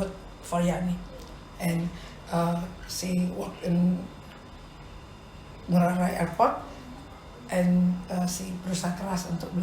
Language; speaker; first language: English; non-native, local second language; Indonesian